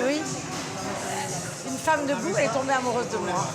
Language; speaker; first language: French; native; French